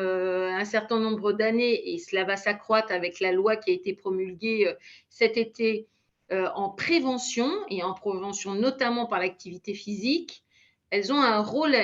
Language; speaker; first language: French; native; French